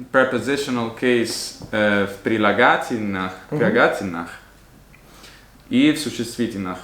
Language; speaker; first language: Russian; non-native, fluent; Italian